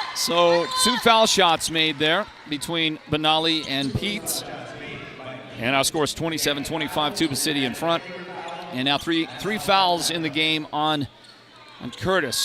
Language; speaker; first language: English; native; English